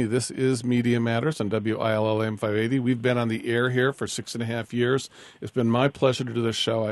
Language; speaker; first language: English; native; English